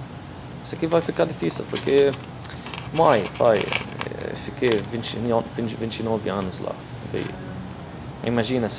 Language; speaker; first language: Portuguese; non-native, fluent; Arabic